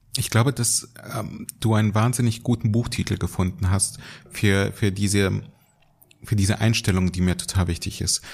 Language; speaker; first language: German; early bilingual, other home language; Russian